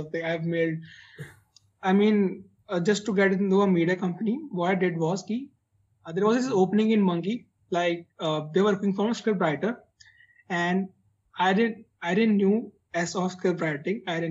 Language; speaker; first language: English; non-native, local second language; Hindi